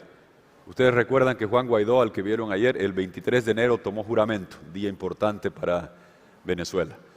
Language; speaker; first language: Spanish; native; Spanish